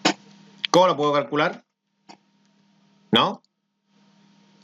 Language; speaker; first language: Spanish; native; Spanish